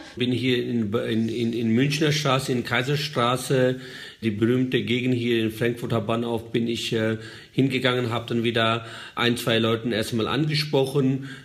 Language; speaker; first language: German; non-native, fluent; Urdu